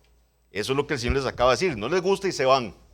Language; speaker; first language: Spanish; native; Spanish